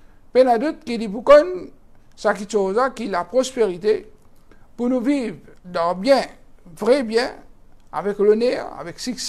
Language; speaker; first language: French; non-native, local second language; Morisyen